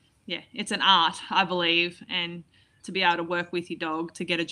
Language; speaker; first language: English; native; English